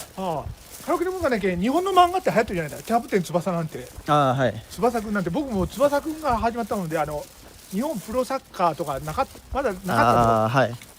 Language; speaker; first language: Japanese; native; Japanese